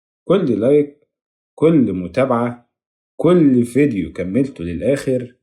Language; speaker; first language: Arabic; native; Arabic